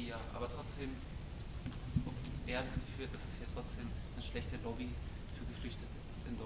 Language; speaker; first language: German; native; German